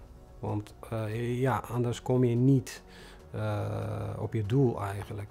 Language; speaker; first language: Dutch; non-native, fluent; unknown